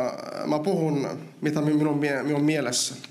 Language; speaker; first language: Finnish; non-native, learner; Arabic